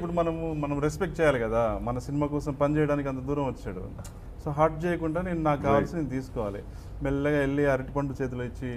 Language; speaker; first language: Telugu; native; Telugu